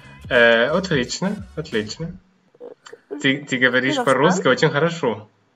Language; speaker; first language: Russian; non-native, learner; Spanish